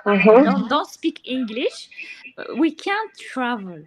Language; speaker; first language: English; non-native, learner; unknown